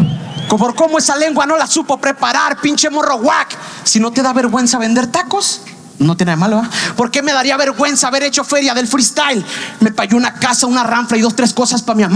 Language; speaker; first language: Spanish; native; Spanish